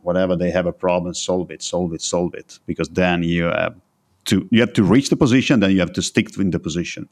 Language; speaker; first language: English; non-native, fluent; Italian